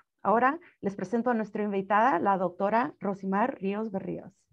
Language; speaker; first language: Spanish; early bilingual, heritage; Spanish